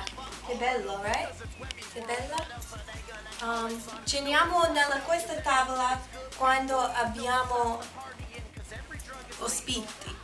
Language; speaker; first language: Italian; non-native, learner; English